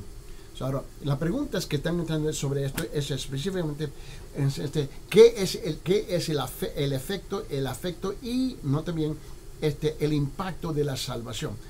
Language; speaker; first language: Spanish; early bilingual, heritage; Spanish